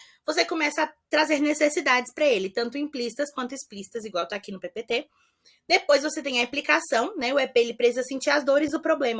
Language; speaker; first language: Portuguese; native; Portuguese